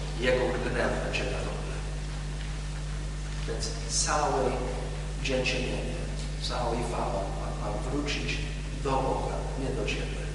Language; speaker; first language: Polish; non-native, learner; English